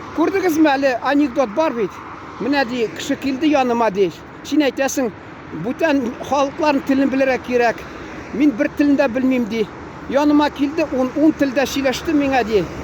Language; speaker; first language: Tatar; early bilingual, heritage; Tatar